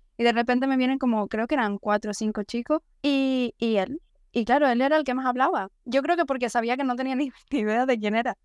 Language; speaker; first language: Spanish; native; Spanish